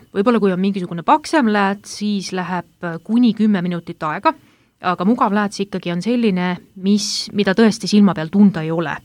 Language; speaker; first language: Estonian; native; Estonian